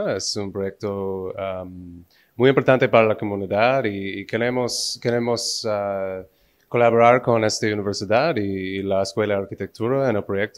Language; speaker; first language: Spanish; non-native, learner; English